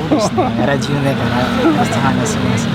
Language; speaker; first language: Japanese; non-native, fluent; Indonesian